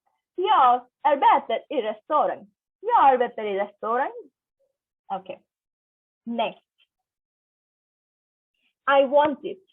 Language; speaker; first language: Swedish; non-native, learner; Bangla